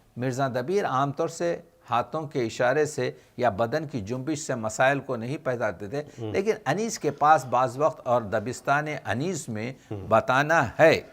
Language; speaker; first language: Urdu; native; Urdu